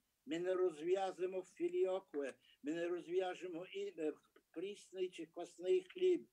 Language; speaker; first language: Ukrainian; early bilingual, heritage; Ukrainian